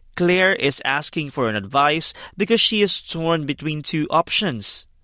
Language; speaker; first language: English; non-native, fluent; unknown